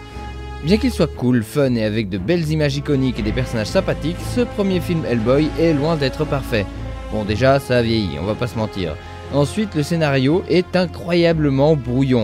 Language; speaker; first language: French; native; French